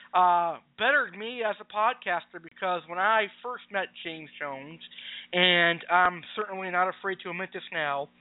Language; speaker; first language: English; native; English